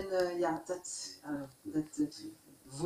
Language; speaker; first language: Dutch; non-native, local second language; French